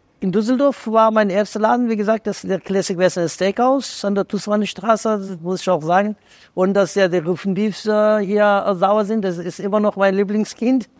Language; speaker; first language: German; non-native, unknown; Persian